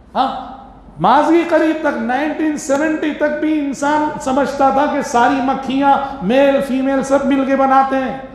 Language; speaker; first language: Urdu; native; Urdu